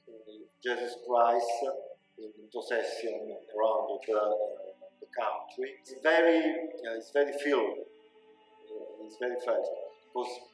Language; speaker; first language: English; non-native, local second language; Italian